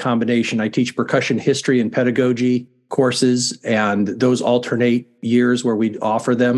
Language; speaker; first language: English; native; English